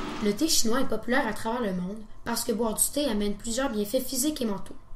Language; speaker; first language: French; native; French